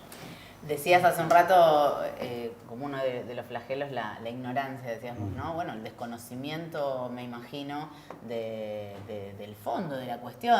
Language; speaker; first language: Spanish; native; Spanish